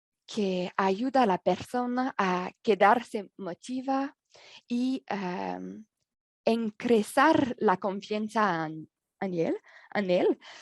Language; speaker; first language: Spanish; non-native, learner; French